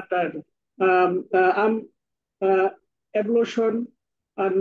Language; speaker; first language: English; non-native, learner; Bangla